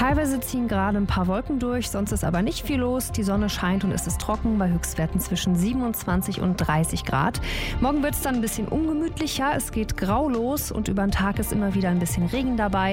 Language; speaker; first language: German; native; German